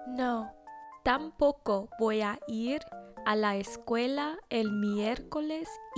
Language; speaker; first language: Spanish; non-native, learner; English